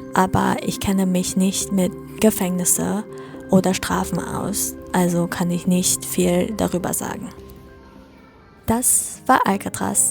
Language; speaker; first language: German; non-native, fluent; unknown